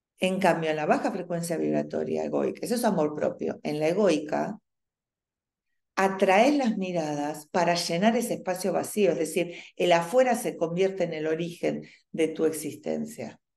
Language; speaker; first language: Spanish; native; Spanish